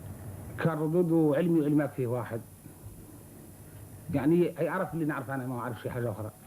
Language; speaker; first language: Arabic; native; Arabic